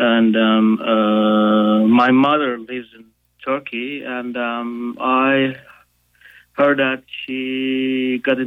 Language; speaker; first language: English; non-native, fluent; Turkish